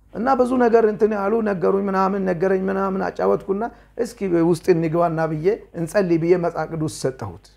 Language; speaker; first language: Amharic; non-native, local second language; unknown